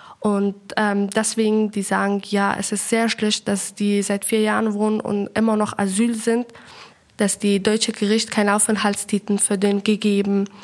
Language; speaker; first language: German; non-native, learner; Persian